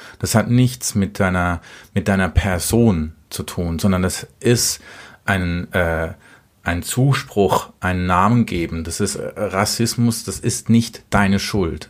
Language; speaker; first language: German; native; German